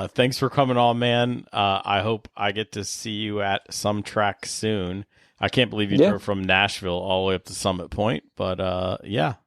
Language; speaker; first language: English; native; English